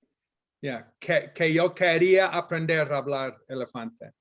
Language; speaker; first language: Spanish; non-native, fluent; English